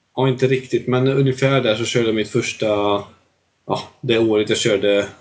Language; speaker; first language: Swedish; native; Swedish